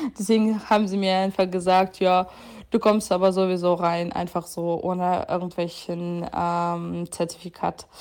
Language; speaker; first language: German; non-native, fluent; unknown